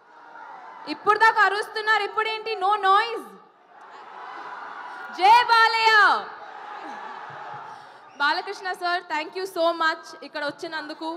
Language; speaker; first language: Telugu; non-native, local second language; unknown